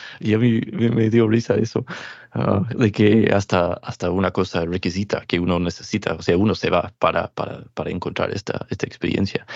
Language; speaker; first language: Spanish; non-native, fluent; English